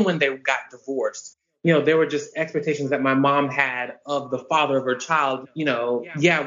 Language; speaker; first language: English; native; English